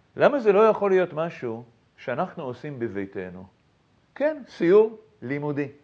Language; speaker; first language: Hebrew; native; Hebrew